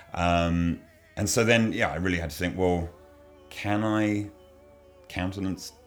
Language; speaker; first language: English; native; English